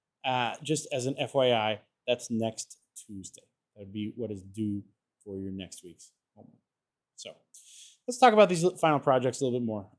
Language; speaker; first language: English; native; English